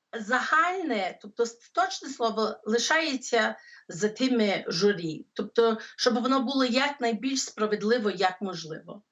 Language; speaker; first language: Ukrainian; early bilingual, heritage; English